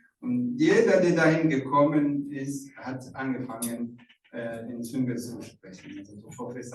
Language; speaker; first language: German; non-native, fluent; Rundi